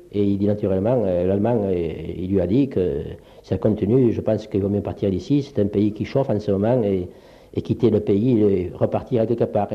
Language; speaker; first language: French; early bilingual, other home language; Polish